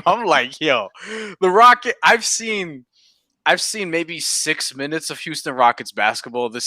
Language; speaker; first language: English; native; English